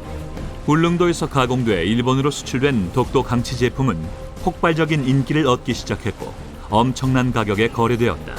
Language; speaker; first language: Korean; native; Korean